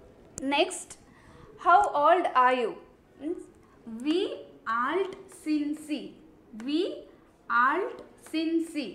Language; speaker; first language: German; non-native, learner; Malayalam